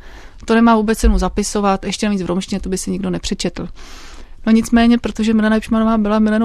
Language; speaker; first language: Czech; native; Czech